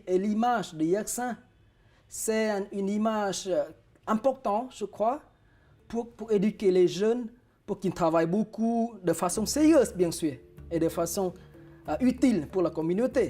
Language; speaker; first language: French; non-native, fluent; Vietnamese